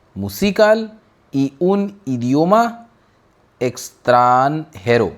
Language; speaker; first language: Spanish; non-native, learner; Hindi